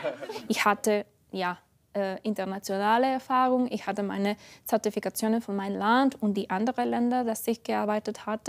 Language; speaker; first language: German; non-native, learner; Spanish